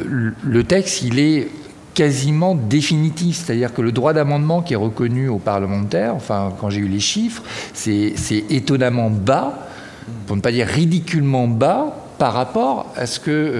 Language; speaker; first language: French; native; French